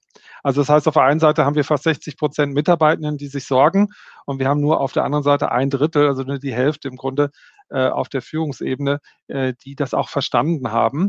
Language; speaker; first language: German; native; German